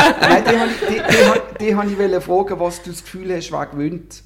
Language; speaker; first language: German; native; German